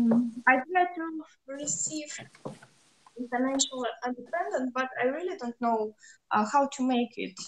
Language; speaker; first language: English; non-native, learner; Russian